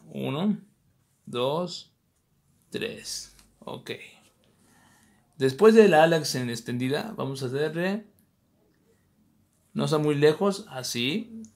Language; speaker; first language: Spanish; native; Spanish